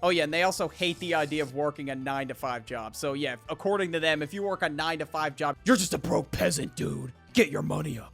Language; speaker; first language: English; native; English